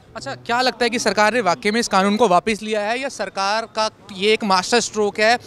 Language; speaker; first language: Hindi; native; Hindi